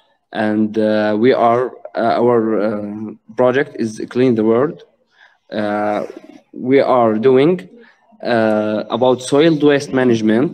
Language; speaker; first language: English; non-native, learner; Arabic